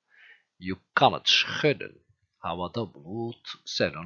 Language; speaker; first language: Dutch; non-native, fluent; Turkish